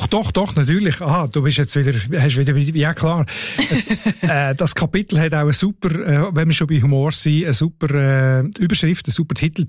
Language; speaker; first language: German; native; German